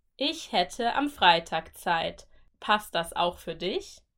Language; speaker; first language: German; native; German